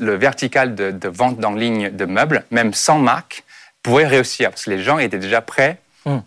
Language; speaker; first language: French; non-native, fluent; Chinese